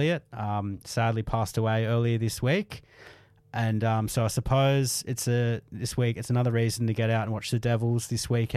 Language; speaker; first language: English; native; English